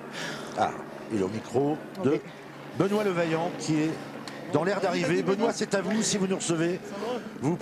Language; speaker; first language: French; native; French